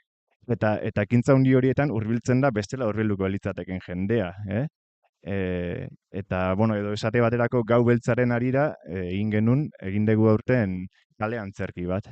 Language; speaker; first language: Basque; native; Basque